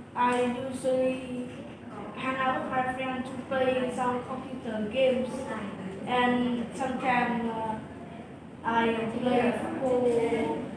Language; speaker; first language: English; non-native, learner; Vietnamese